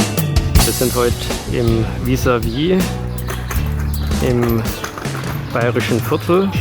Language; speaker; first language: German; native; German